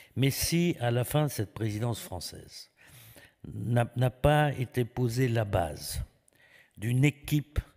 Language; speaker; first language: French; native; French